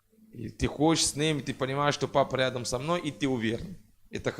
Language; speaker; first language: Russian; non-native, fluent; French